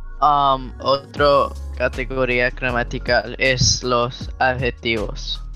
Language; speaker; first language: Spanish; early bilingual, heritage; Spanish